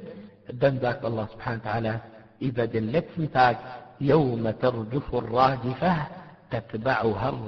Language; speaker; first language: German; non-native, fluent; Arabic